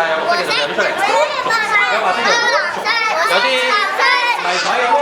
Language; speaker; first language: Cantonese; native; Cantonese